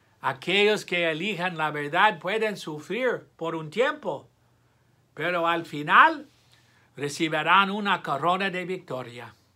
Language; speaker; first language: Spanish; non-native, fluent; English